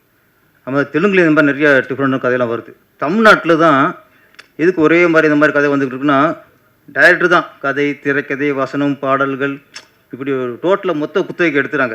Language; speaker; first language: Tamil; native; Tamil